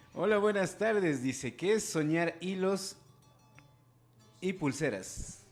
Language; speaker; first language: Spanish; non-native, local second language; Quechua